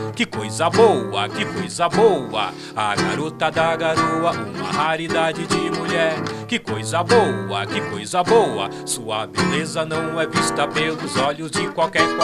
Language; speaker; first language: Portuguese; native; Portuguese